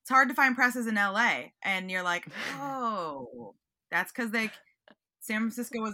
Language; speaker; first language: English; native; English